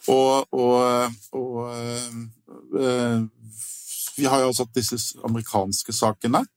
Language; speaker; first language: Norwegian; native; Norwegian